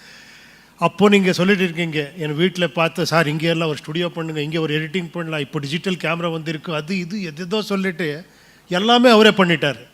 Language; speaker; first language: Tamil; non-native, local second language; Kannada